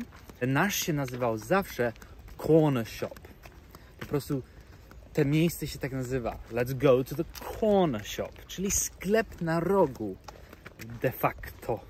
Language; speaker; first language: Polish; early bilingual, heritage; Polish